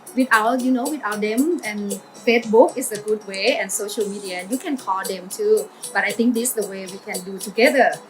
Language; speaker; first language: English; non-native, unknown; Thai